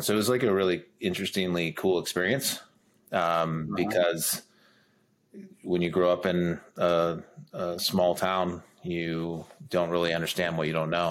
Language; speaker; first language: English; native; English